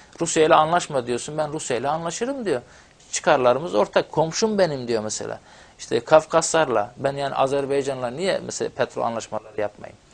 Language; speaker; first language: Turkish; non-native, local second language; Kurdish